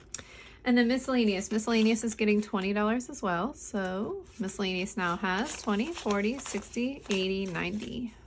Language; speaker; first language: English; native; English